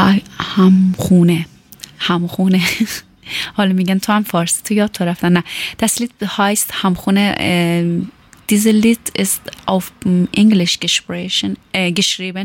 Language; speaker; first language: German; non-native, learner; Persian